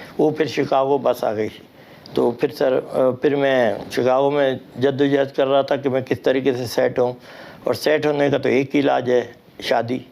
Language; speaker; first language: Urdu; native; Urdu